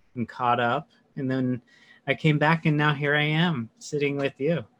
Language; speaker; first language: English; native; English